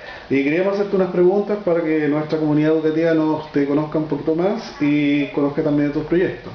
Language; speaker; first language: Spanish; native; Spanish